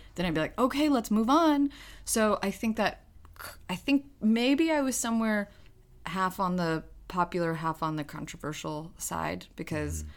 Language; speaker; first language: English; early bilingual, other home language; Russian